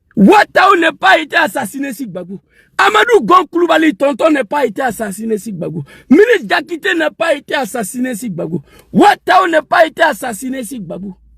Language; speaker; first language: French; non-native, local second language; Dyula